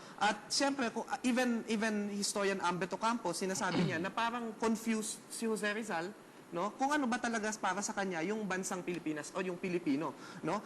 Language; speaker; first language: Filipino; native; Filipino